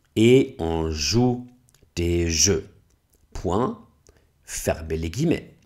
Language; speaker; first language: French; non-native, fluent; German